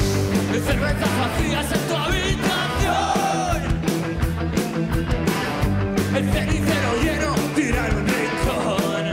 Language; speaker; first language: Catalan; native; Catalan